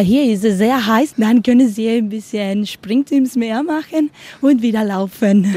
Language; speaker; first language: German; non-native, learner; Spanish